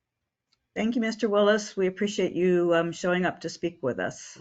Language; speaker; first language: English; native; English